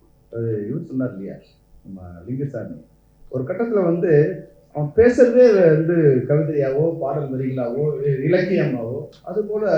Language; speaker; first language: Tamil; native; Tamil